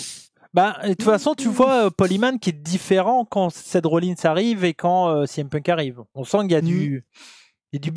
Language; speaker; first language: French; native; French